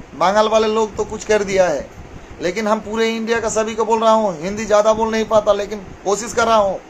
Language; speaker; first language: Hindi; non-native, local second language; Bangla